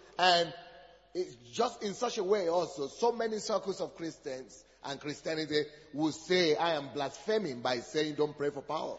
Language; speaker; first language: English; non-native, local second language; Yoruba